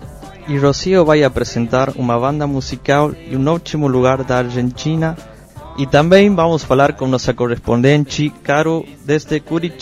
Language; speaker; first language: Portuguese; non-native, learner; Spanish